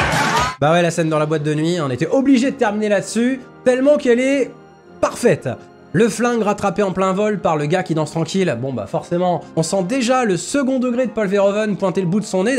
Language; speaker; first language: French; native; French